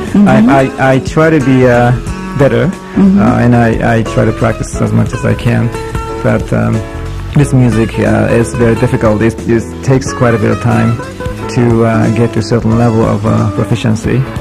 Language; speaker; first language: English; non-native, fluent; Japanese